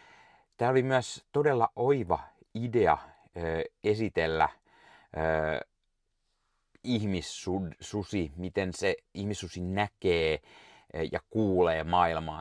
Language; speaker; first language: Finnish; native; Finnish